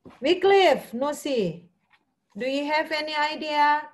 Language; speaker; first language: English; non-native, fluent; Indonesian